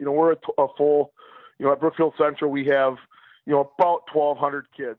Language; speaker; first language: English; native; English